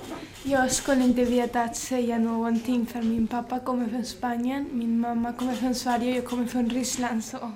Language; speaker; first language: Swedish; early bilingual, heritage; Swedish